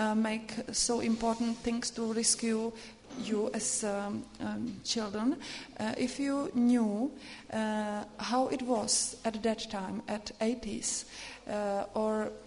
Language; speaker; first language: English; non-native, fluent; Czech